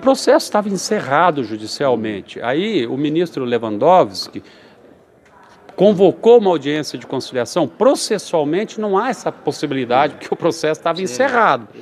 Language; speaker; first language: Portuguese; native; Portuguese